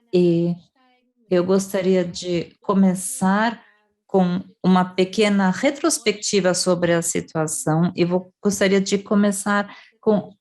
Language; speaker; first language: Portuguese; non-native, fluent; German